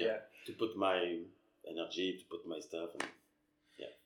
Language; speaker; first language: English; non-native, learner; French